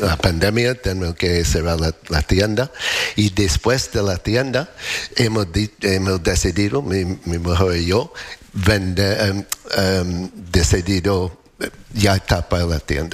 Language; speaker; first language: Spanish; non-native, learner; English